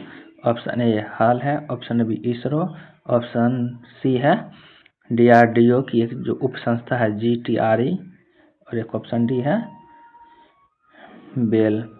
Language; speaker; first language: Hindi; native; Hindi